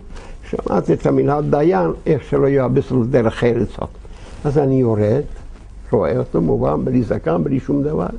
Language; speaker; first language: Hebrew; non-native, fluent; Yiddish